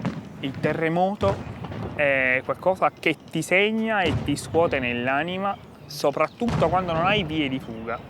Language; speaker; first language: Italian; native; Italian